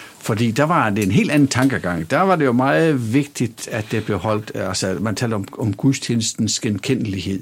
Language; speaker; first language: Danish; native; Danish